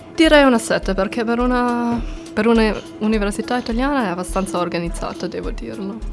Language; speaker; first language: Italian; non-native, fluent; German